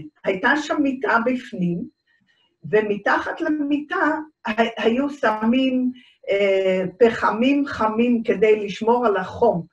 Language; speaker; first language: Hebrew; early bilingual, other home language; Dutch